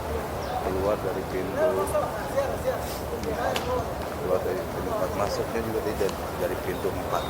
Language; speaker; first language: Indonesian; native; Indonesian